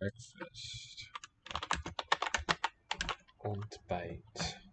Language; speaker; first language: Dutch; non-native, learner; English